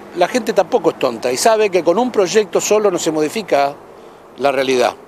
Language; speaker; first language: Spanish; native; Spanish